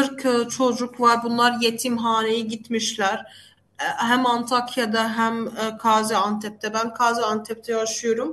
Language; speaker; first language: Turkish; non-native, fluent; Arabic